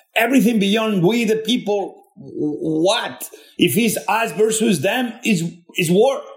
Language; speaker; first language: English; non-native, fluent; Spanish